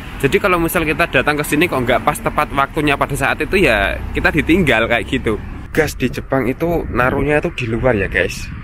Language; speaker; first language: Indonesian; native; Indonesian